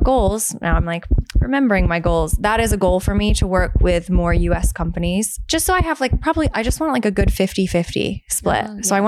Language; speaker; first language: English; native; English